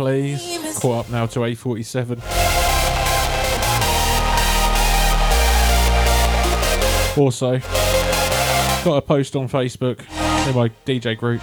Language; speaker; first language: English; native; English